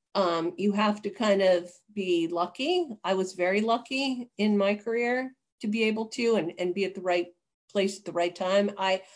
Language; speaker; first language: English; native; English